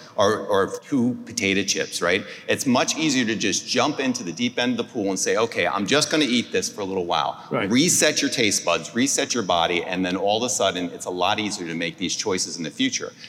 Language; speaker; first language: English; native; English